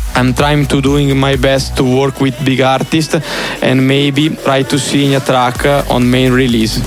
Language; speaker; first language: English; non-native, learner; Italian